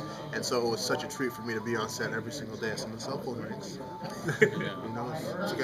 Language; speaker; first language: English; native; English